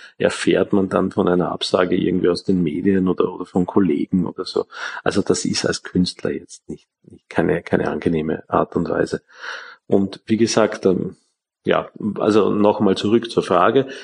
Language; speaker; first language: German; native; German